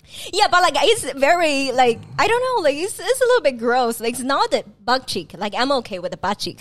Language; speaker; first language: English; non-native, fluent; Chinese